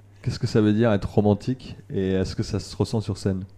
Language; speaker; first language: French; native; French